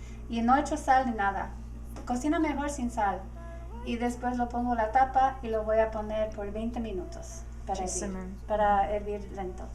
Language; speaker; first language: Spanish; early bilingual, heritage; Spanish